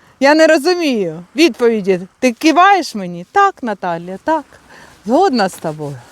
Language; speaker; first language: Ukrainian; native; Ukrainian